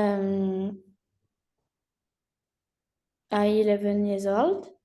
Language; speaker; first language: English; non-native, learner; French